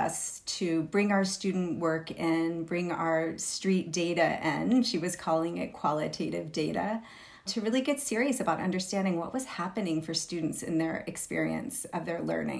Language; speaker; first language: English; native; English